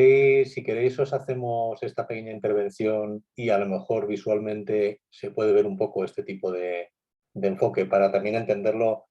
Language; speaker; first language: Spanish; native; Spanish